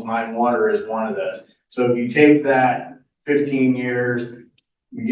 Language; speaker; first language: English; native; English